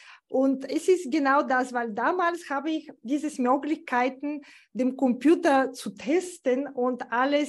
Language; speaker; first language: German; non-native, fluent; Bulgarian